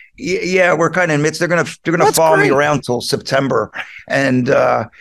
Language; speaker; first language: English; native; English